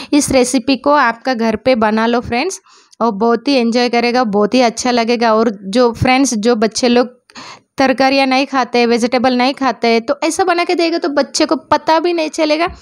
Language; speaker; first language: Hindi; non-native, local second language; Marathi